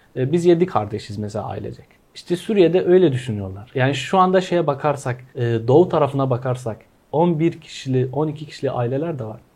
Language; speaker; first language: Turkish; non-native, fluent; Arabic